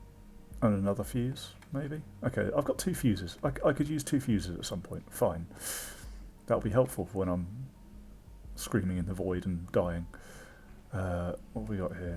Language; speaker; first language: English; native; English